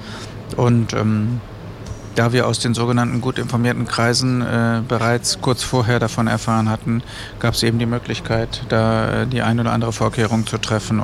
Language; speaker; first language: German; native; German